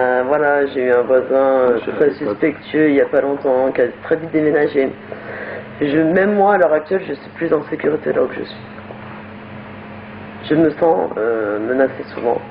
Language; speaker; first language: French; native; French